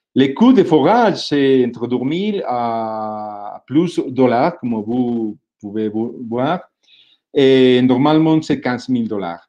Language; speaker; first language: French; non-native, fluent; Spanish